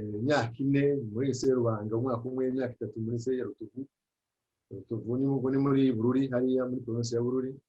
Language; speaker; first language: Kinyarwanda; early bilingual, heritage; Kinyarwanda